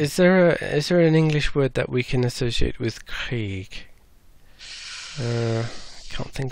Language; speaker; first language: English; native; English